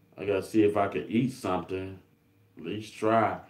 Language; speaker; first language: English; native; English